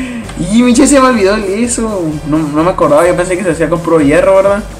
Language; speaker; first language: Spanish; native; Spanish